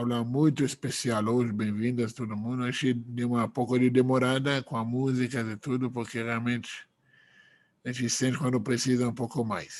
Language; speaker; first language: Portuguese; non-native, fluent; Hebrew